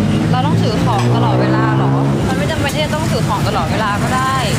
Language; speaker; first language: Thai; early bilingual, heritage; Thai